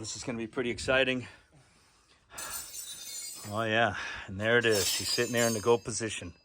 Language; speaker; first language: English; native; English